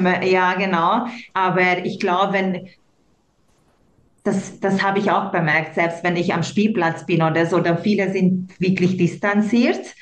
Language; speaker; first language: German; non-native, local second language; Hungarian